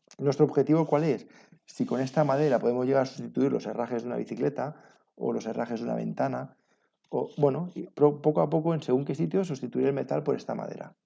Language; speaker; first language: Spanish; native; Spanish